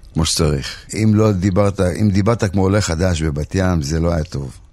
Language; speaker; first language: Hebrew; early bilingual, other home language; Polish